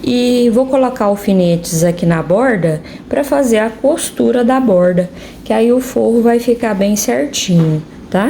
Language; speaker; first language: Portuguese; native; Portuguese